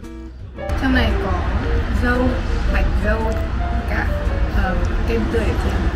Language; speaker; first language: Vietnamese; native; Vietnamese